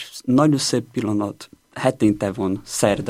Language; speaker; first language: Hungarian; non-native, learner; Portuguese